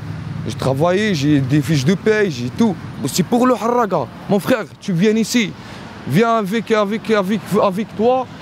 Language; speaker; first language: French; non-native, learner; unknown